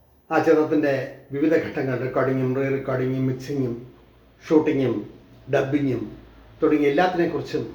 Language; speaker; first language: Malayalam; native; Malayalam